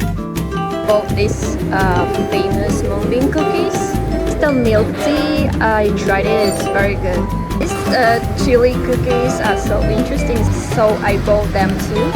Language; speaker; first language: English; non-native, learner; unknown